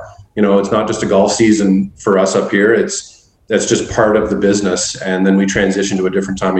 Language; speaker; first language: English; native; English